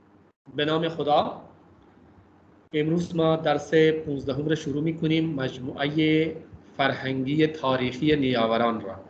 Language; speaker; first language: Persian; non-native, fluent; Urdu